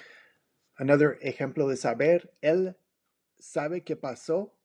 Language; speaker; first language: Spanish; non-native, fluent; English